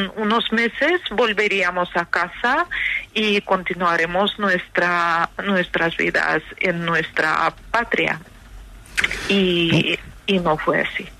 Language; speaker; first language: Spanish; non-native, fluent; Ukrainian